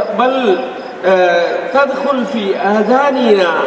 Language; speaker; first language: Arabic; non-native, fluent; Urdu